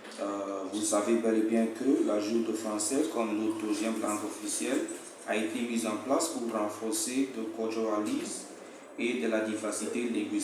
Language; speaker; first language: French; non-native, fluent; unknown